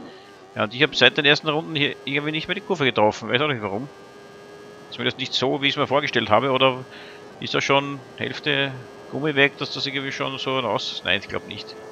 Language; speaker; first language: German; native; German